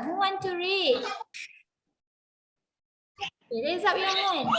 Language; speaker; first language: English; non-native, local second language; Malay